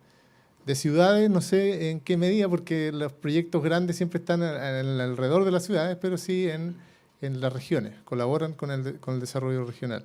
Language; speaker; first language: Spanish; native; Spanish